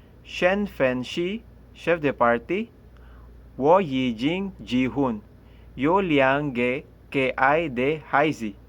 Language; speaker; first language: Chinese; non-native, learner; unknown